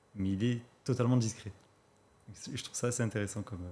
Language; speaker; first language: French; native; French